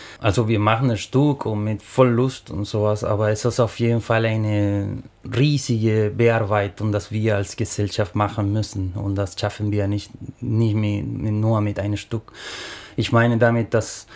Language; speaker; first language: German; non-native, fluent; Spanish